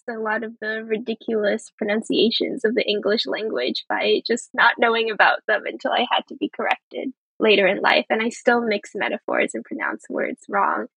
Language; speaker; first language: English; early bilingual, other home language; Chinese